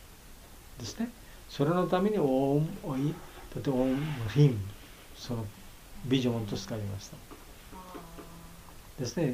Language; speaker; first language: Japanese; non-native, learner; Bangla